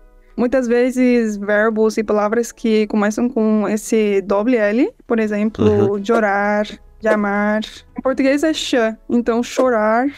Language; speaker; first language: Portuguese; non-native, fluent; English